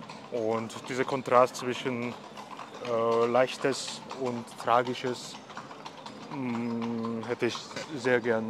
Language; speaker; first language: German; non-native, fluent; Korean